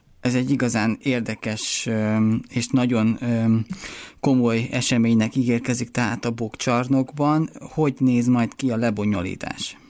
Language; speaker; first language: Hungarian; native; Hungarian